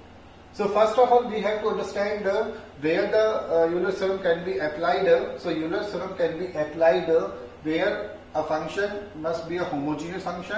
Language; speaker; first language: English; non-native, local second language; Hindi